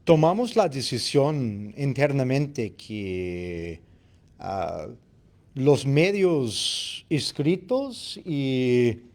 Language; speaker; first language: Spanish; non-native, fluent; English